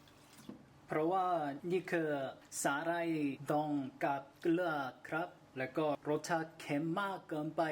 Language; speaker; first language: Thai; non-native, learner; Korean